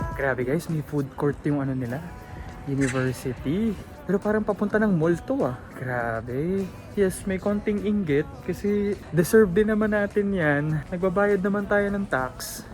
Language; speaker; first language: Filipino; native; Filipino